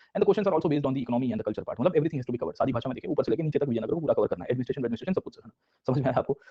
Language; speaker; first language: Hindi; non-native, local second language; Gujarati